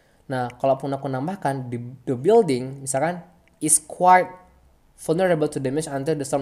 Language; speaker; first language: English; non-native, fluent; Indonesian